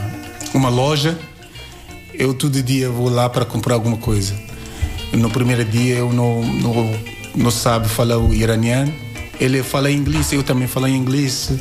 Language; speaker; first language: Portuguese; non-native, learner; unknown